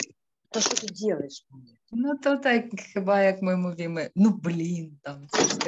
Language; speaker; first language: Polish; non-native, learner; Ukrainian